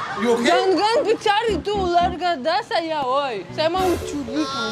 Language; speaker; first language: Indonesian; non-native, learner; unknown